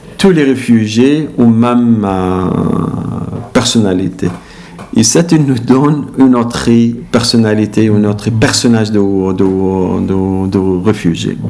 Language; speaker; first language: French; non-native, learner; Arabic